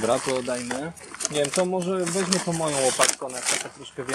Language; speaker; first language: Polish; native; Polish